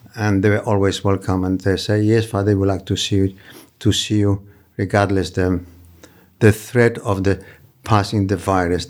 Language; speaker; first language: English; non-native, fluent; Polish